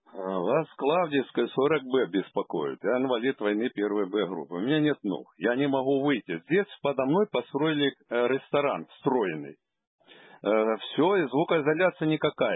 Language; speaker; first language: Russian; native; Russian